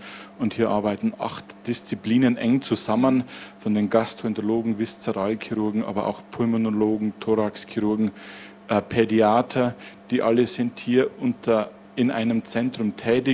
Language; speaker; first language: German; native; German